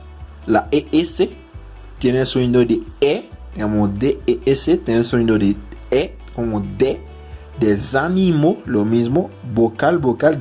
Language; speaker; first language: Spanish; non-native, fluent; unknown